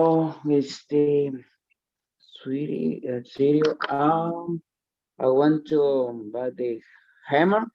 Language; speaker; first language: English; non-native, learner; Spanish